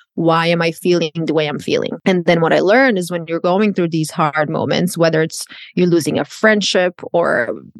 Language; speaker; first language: English; non-native, fluent; Croatian